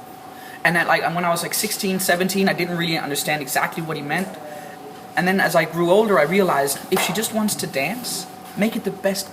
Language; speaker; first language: English; non-native, fluent; Danish